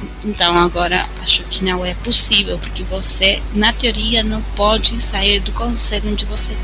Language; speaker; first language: Portuguese; non-native, fluent; Spanish